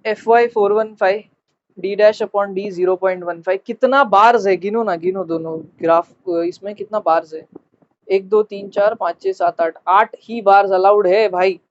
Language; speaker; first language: Hindi; non-native, local second language; Marathi